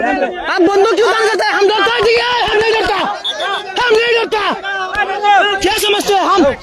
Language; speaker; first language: Hindi; non-native, learner; Bangla